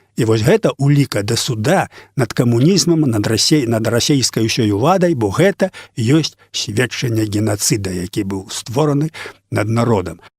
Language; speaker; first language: Belarusian; native; Belarusian